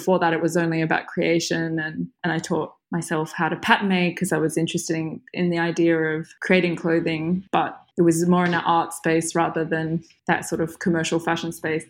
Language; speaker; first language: English; native; English